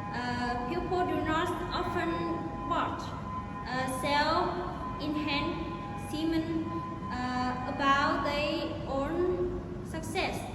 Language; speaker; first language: English; non-native, learner; Vietnamese